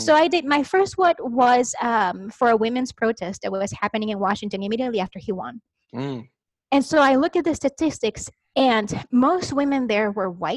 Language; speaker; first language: English; non-native, fluent; Spanish